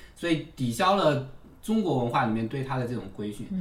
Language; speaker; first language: Chinese; native; Chinese